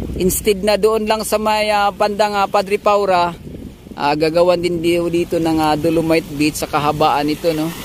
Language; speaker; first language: Filipino; non-native, local second language; Cebuano